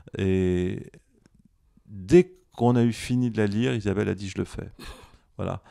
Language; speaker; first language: French; native; French